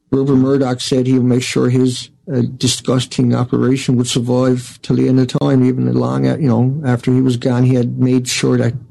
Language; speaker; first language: English; native; English